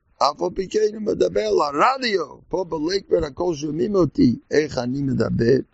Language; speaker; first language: Hebrew; non-native, learner; English